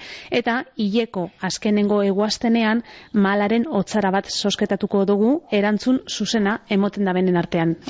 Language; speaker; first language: Basque; native; Basque